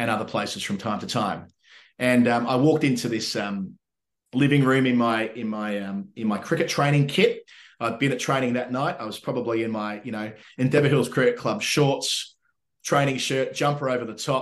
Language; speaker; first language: English; native; English